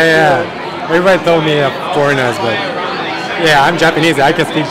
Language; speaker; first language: English; non-native, learner; Japanese